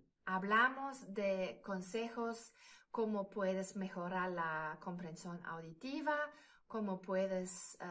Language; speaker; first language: Spanish; non-native, fluent; German